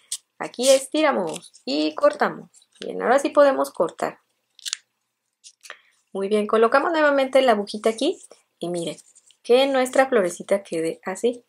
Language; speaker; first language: Spanish; native; Spanish